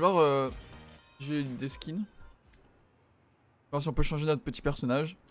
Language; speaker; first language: French; native; French